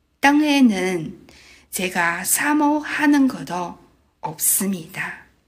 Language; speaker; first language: Korean; non-native, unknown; Chinese